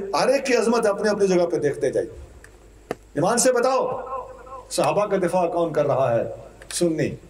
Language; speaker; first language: Urdu; non-native, local second language; Punjabi